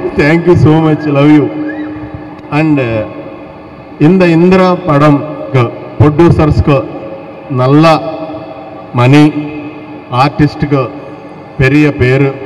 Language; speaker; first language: Tamil; non-native, learner; Telugu